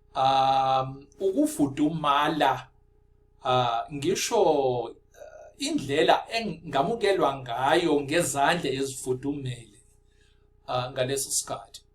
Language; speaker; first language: Zulu; non-native, local second language; Afrikaans